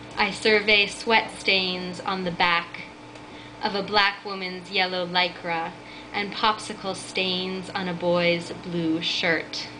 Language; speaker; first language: English; native; English